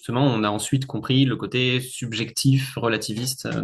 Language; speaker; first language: French; native; French